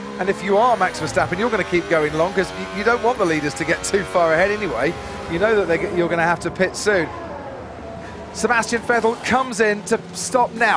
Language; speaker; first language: English; native; English